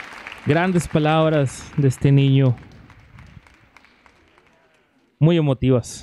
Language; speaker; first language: Spanish; native; Spanish